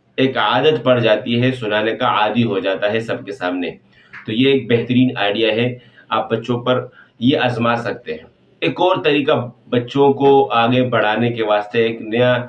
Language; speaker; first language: Urdu; non-native, local second language; Pashto